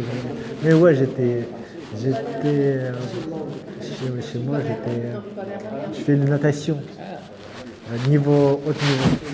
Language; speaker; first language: French; non-native, learner; Uzbek